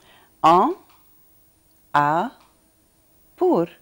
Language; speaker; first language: French; non-native, fluent; Arabic